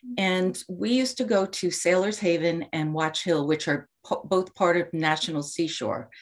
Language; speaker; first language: English; native; English